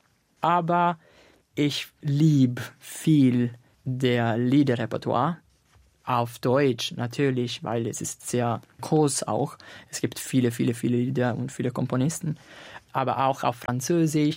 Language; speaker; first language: German; non-native, fluent; Italian